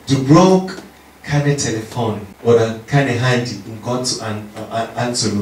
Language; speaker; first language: German; non-native, learner; English